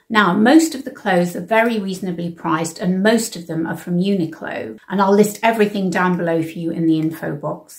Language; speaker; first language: English; native; English